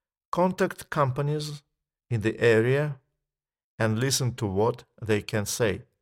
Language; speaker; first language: English; non-native, fluent; Russian